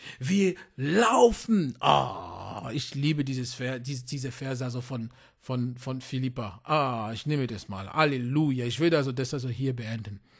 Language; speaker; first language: German; non-native, fluent; French